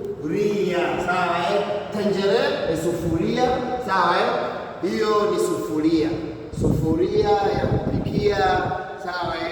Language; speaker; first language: Swahili; native; Swahili